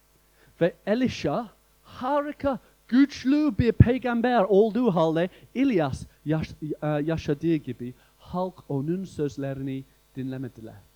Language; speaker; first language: Turkish; non-native, fluent; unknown